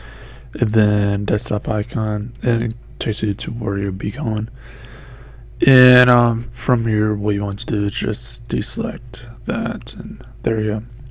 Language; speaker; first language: English; native; English